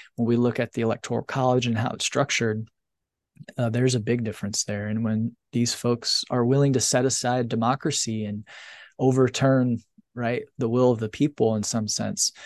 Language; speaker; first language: English; native; English